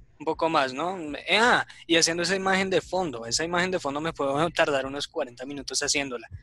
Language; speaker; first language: Spanish; native; Spanish